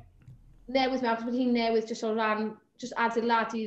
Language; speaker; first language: Welsh; native; Welsh